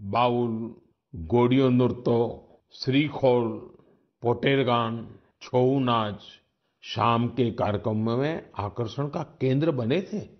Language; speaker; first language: Hindi; non-native, local second language; Gujarati